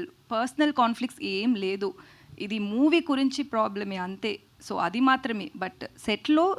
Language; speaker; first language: Telugu; non-native, fluent; Tamil